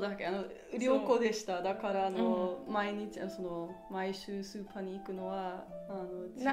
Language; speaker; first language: Japanese; non-native, learner; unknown